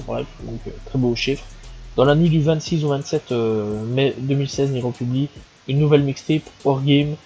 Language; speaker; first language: French; native; French